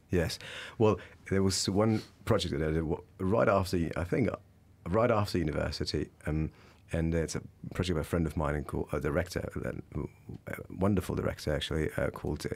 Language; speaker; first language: English; early bilingual, other home language; Russian